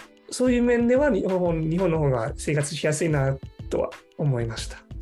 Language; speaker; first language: Japanese; non-native, fluent; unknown